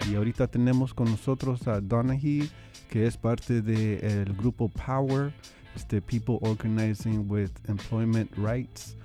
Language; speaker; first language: Spanish; early bilingual, heritage; Spanish